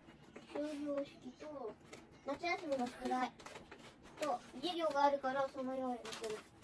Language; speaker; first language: Japanese; early bilingual, other home language; Filipino